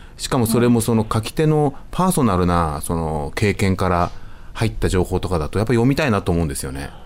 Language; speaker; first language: Japanese; native; Japanese